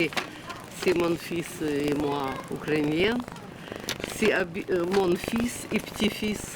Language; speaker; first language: French; non-native, learner; Russian